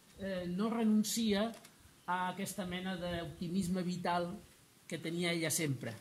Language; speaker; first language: Catalan; native; Catalan